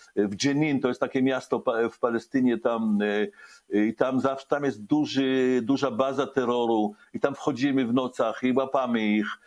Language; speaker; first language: Polish; early bilingual, heritage; Hebrew